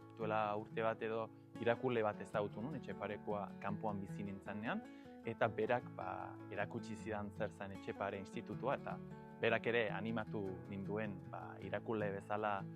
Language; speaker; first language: Basque; non-native, fluent; English